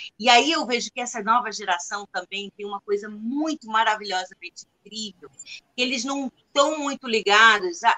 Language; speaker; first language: Portuguese; non-native, fluent; Spanish